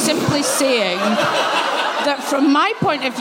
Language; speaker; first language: English; native; English